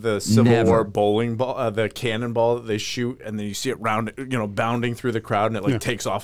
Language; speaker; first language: English; native; English